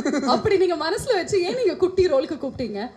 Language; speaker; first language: Tamil; native; Tamil